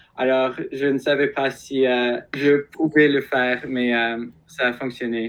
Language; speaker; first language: French; non-native, local second language; English